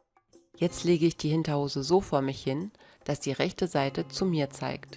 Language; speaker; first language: German; native; German